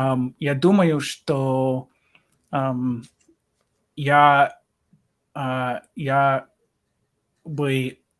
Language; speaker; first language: Russian; non-native, learner; English